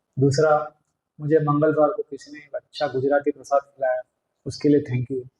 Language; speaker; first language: Hindi; non-native, local second language; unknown